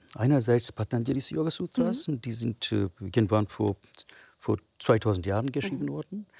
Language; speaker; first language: German; non-native, fluent; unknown